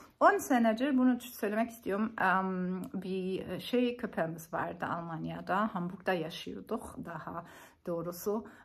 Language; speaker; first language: Turkish; non-native, learner; German